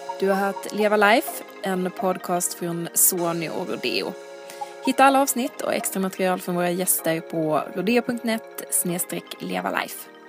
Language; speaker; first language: Swedish; native; Swedish